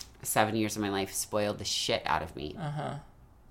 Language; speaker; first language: English; native; English